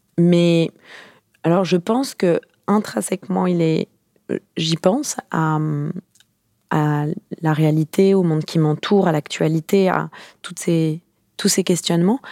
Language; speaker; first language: French; native; French